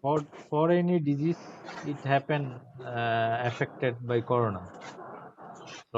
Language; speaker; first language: English; non-native, learner; Bangla